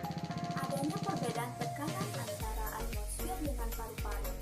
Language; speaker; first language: Indonesian; native; Indonesian